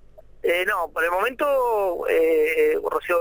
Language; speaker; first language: Spanish; native; Spanish